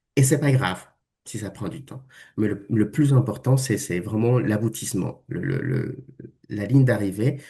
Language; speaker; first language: French; non-native, fluent; Spanish